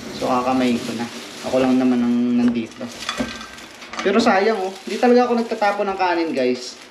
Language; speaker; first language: Filipino; native; Filipino